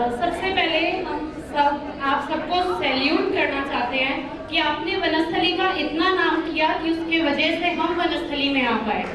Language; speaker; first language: Hindi; native; Hindi